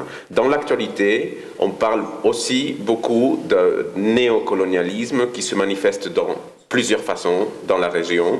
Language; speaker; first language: French; non-native, fluent; Spanish